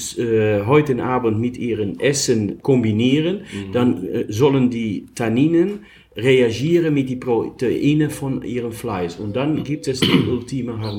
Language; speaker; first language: German; non-native, learner; Dutch